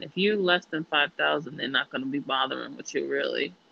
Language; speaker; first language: English; native; English